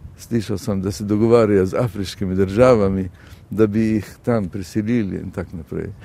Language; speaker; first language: Slovenian; non-native, fluent; Arabic